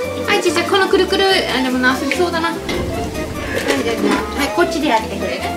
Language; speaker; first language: Japanese; native; Japanese